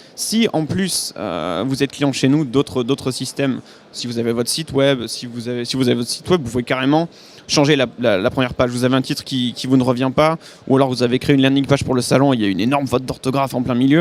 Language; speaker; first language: French; native; French